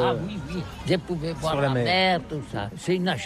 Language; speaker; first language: French; non-native, learner; Catalan